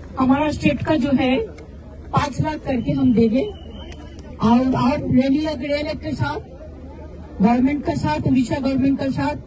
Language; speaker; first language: Hindi; non-native, local second language; Bangla